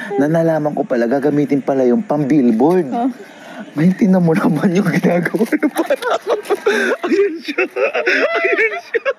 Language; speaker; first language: Filipino; native; Filipino